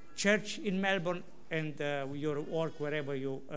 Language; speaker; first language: English; non-native, fluent; Romanian